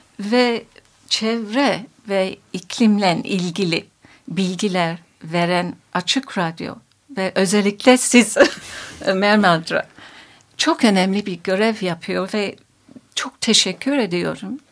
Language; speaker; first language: Turkish; non-native, fluent; English